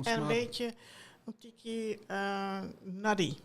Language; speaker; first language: Dutch; non-native, local second language; Papiamento